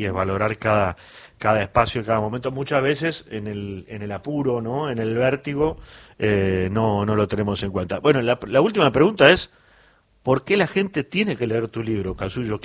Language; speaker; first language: Spanish; native; Spanish